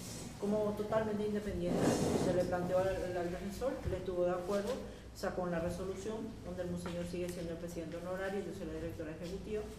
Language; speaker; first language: Spanish; native; Spanish